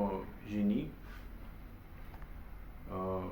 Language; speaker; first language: French; non-native, learner; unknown